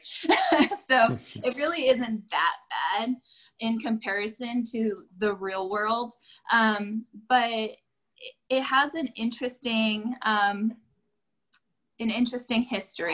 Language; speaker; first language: English; native; English